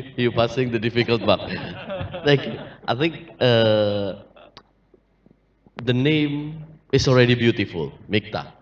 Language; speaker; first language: English; non-native, fluent; Indonesian